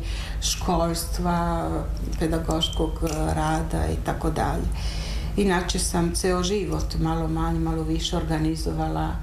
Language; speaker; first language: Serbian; non-native, fluent; Italian